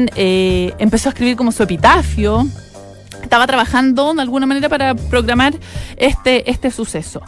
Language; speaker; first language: Spanish; native; Spanish